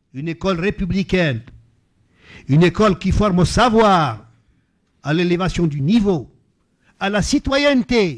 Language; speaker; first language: French; non-native, local second language; Arabic